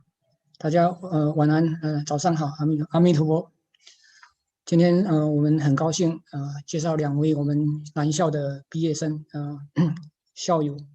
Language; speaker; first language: Chinese; native; Chinese